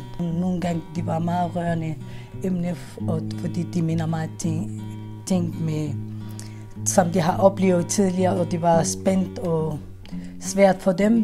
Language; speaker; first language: Danish; non-native, fluent; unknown